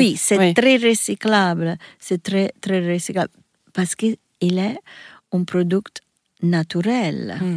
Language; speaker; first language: French; non-native, learner; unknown